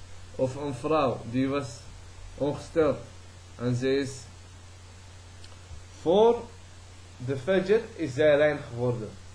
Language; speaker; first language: Dutch; early bilingual, other home language; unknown